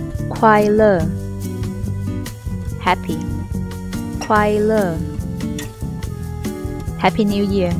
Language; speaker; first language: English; non-native, fluent; Chinese